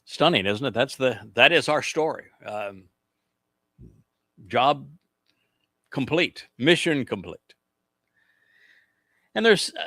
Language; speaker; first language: English; native; English